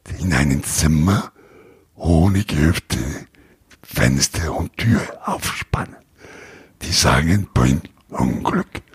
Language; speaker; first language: German; non-native, fluent; Italian